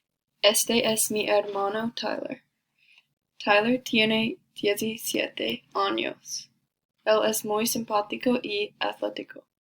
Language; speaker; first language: Spanish; non-native, learner; English